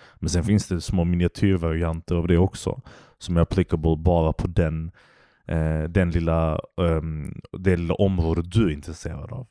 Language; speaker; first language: Swedish; early bilingual, other home language; Turkish